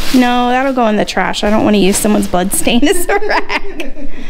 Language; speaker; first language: English; native; English